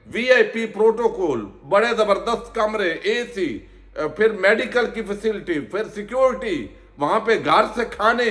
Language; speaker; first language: Urdu; native; Urdu